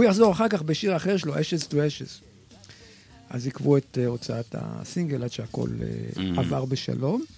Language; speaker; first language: Hebrew; native; Hebrew